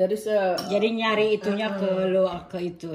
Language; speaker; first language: Indonesian; native; Indonesian